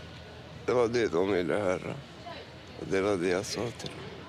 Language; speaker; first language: Swedish; non-native, fluent; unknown